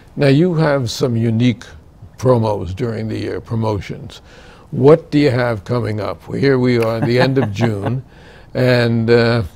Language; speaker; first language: English; native; English